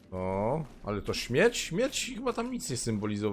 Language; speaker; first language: Polish; native; Polish